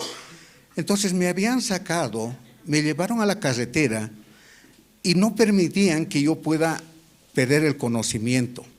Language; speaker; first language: Spanish; native; Spanish